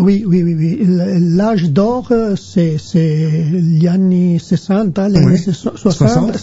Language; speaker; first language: French; non-native, learner; Italian